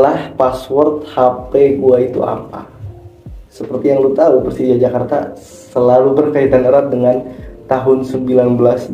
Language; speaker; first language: Indonesian; native; Indonesian